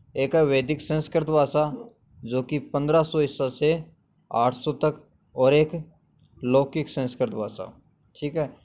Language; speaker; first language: Hindi; native; Hindi